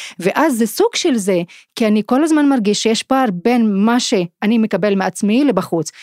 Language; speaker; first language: Hebrew; non-native, local second language; Arabic